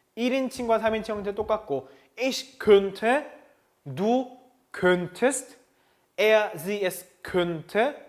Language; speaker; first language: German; non-native, fluent; Korean